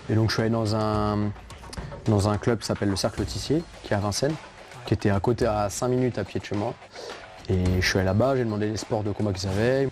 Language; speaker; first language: French; native; French